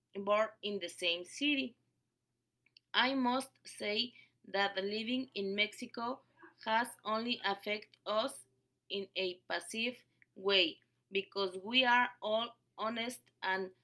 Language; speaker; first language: English; non-native, learner; Spanish